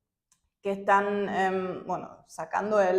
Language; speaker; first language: Spanish; non-native, fluent; German